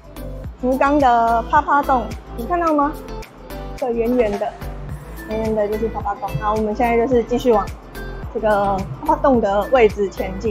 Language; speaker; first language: Chinese; native; Chinese